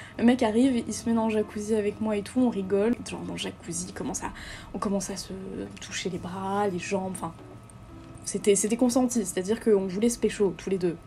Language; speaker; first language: French; native; French